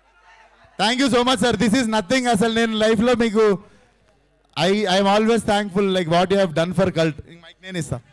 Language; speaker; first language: Telugu; native; Telugu